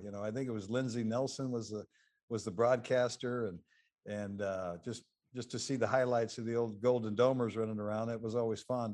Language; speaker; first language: English; native; English